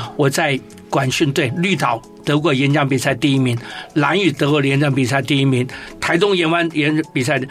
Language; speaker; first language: Chinese; native; Chinese